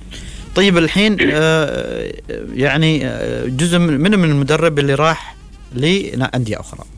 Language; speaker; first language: Arabic; native; Arabic